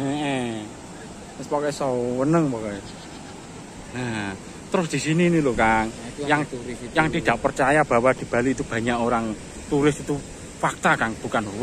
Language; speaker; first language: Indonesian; non-native, local second language; Javanese